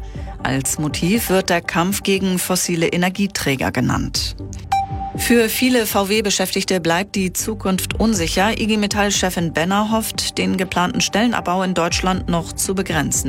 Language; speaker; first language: German; native; German